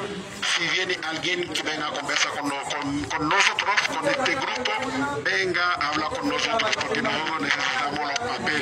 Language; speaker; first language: Spanish; non-native, learner; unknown